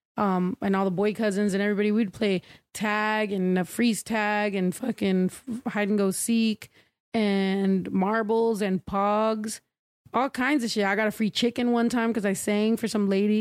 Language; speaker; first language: English; early bilingual, other home language; Spanish